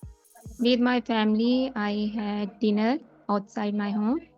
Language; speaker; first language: English; non-native, learner; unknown